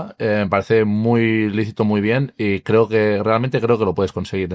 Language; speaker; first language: Spanish; native; Spanish